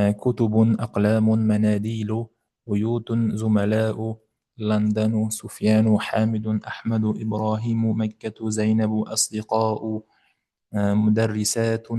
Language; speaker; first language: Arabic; non-native, fluent; Uzbek